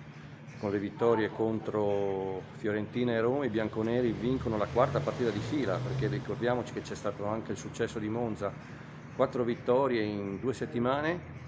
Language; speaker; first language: Italian; native; Italian